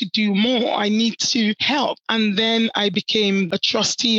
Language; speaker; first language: English; non-native, local second language; Yoruba